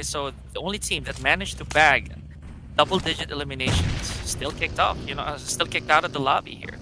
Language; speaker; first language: English; non-native, local second language; Filipino